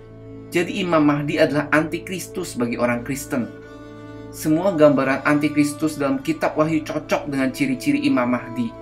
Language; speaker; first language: Indonesian; native; Indonesian